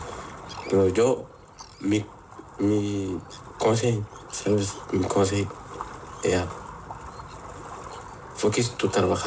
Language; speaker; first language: Spanish; non-native, learner; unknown